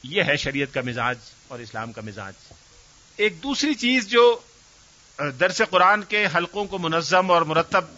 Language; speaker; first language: Urdu; native; Urdu